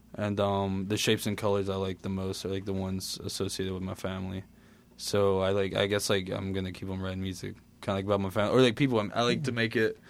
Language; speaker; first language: English; native; English